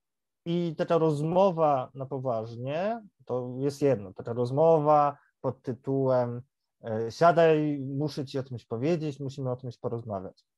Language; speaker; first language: Polish; native; Polish